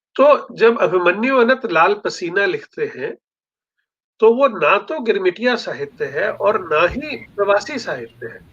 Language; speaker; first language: Hindi; non-native, local second language; Punjabi